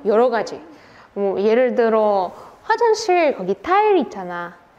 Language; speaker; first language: Korean; non-native, fluent; Russian